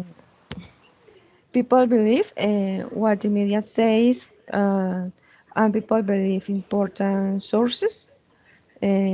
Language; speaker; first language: English; non-native, learner; Spanish